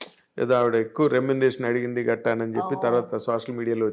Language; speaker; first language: Telugu; native; Telugu